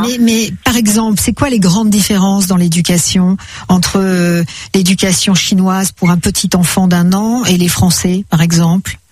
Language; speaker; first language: French; native; French